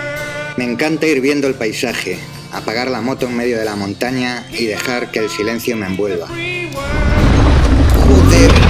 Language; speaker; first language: Spanish; native; Spanish